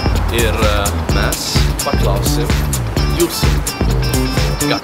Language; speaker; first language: Lithuanian; non-native, learner; Swedish